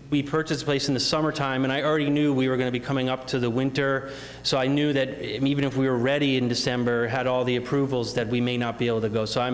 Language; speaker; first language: English; native; English